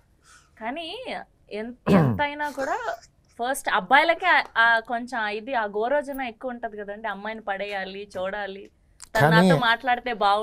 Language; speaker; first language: Telugu; native; Telugu